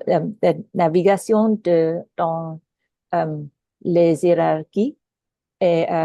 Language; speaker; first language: French; non-native, local second language; Filipino